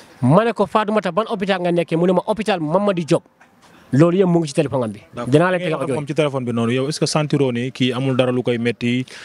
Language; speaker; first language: Wolof; non-native, local second language; Fula